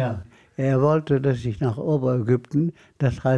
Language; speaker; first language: German; non-native, fluent; Arabic